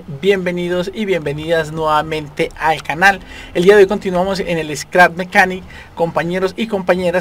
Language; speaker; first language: Spanish; native; Spanish